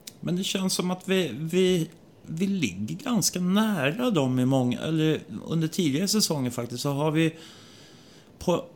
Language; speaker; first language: Swedish; native; Swedish